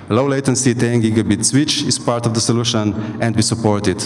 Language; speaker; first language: English; non-native, fluent; Slovenian